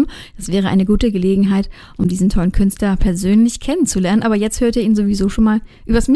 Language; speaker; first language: German; native; German